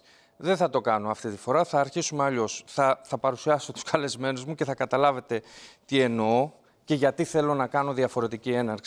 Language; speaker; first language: Greek; native; Greek